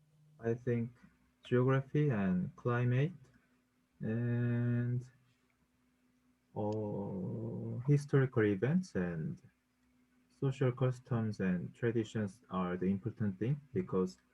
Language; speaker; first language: English; non-native, learner; Korean